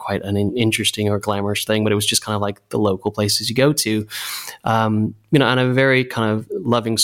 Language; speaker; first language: English; native; English